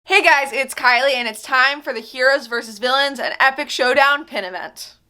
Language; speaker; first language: English; native; English